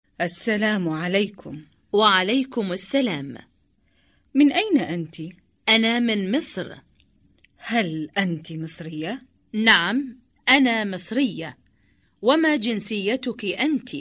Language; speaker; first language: Arabic; non-native, learner; Indonesian